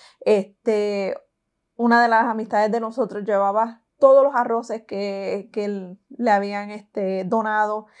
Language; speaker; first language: Spanish; native; Spanish